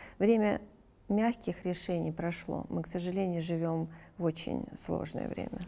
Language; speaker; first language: Russian; native; Russian